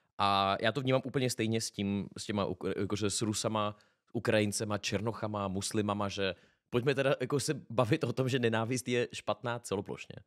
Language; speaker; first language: Czech; native; Czech